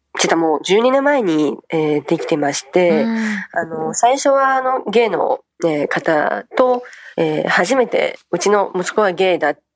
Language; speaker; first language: Japanese; non-native, fluent; Chinese